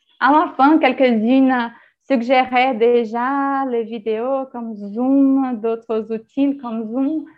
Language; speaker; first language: French; non-native, fluent; Portuguese